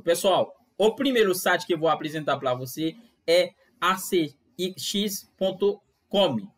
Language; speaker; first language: Portuguese; non-native, fluent; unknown